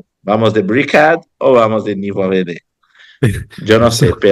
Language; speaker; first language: Spanish; non-native, fluent; Portuguese